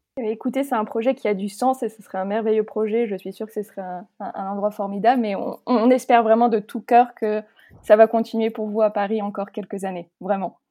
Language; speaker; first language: French; native; French